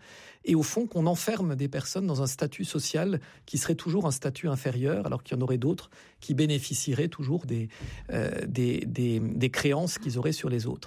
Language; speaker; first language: French; native; French